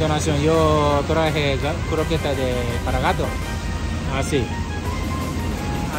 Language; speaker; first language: Spanish; non-native, learner; Japanese